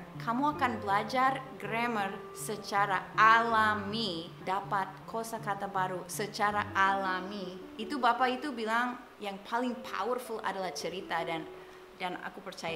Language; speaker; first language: Indonesian; non-native, fluent; English